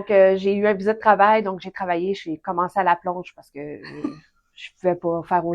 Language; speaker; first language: French; native; French